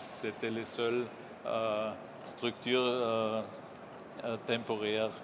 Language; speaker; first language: French; non-native, learner; German